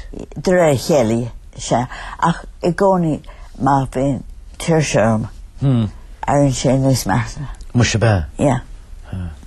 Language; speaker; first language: Irish; native; Irish